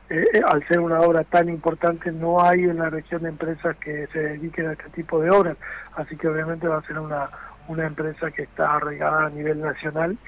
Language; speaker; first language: Spanish; native; Spanish